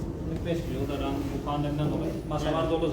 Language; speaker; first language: Turkish; native; Turkish